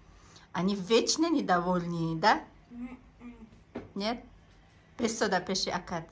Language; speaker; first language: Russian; non-native, local second language; Tajik